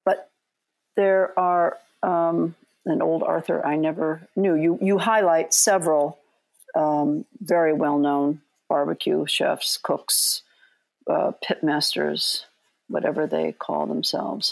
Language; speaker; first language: English; native; English